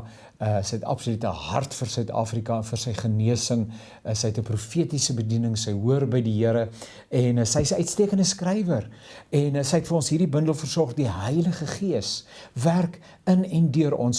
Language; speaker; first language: Afrikaans; native; Afrikaans